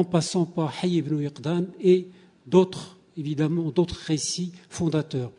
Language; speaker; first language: French; native; French